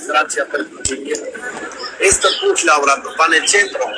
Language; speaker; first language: Spanish; non-native, learner; Albanian